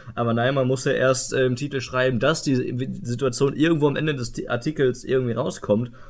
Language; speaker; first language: German; native; German